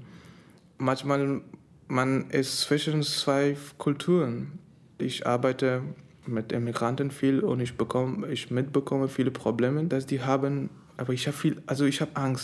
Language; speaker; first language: German; non-native, fluent; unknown